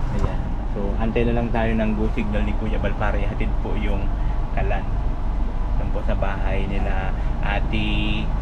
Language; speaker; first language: Filipino; non-native, local second language; Cebuano